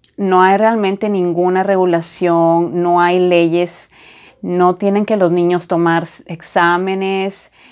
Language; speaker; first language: Spanish; native; Spanish